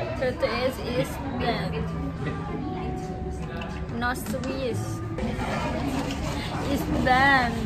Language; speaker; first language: English; non-native, learner; Thai